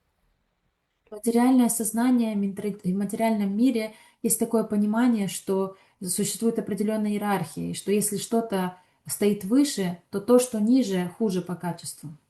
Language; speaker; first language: Russian; native; Russian